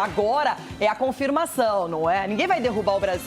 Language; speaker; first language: Portuguese; native; Portuguese